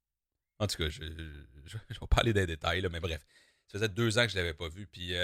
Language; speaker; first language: French; native; French